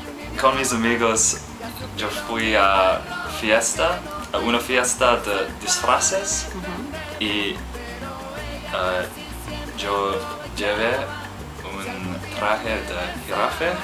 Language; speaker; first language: Spanish; non-native, learner; English